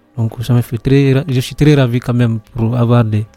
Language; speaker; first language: French; non-native, local second language; Fula